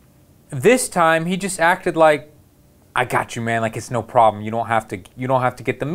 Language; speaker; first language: English; native; English